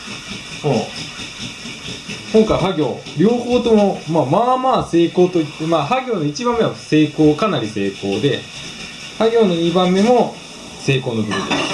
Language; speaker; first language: Japanese; native; Japanese